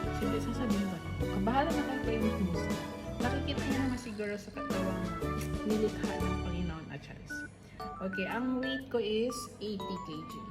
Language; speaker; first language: Filipino; non-native, local second language; Cebuano